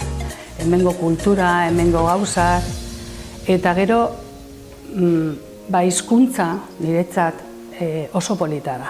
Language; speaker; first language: Basque; non-native, local second language; Spanish